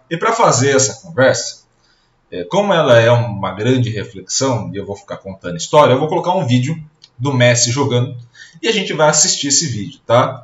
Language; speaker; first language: Portuguese; native; Portuguese